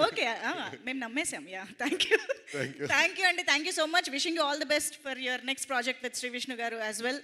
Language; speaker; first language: Telugu; native; Telugu